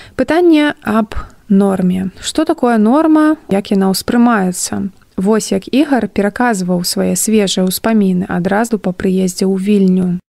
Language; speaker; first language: Belarusian; native; Belarusian